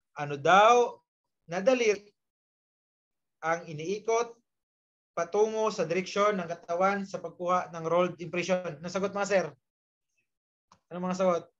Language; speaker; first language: Filipino; non-native, local second language; Surigaonon